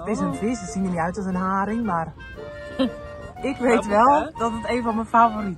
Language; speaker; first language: Dutch; native; Dutch